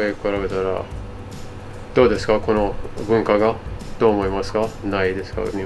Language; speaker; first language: Japanese; non-native, fluent; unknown